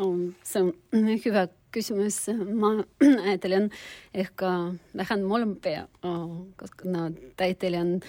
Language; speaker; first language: Finnish; non-native, learner; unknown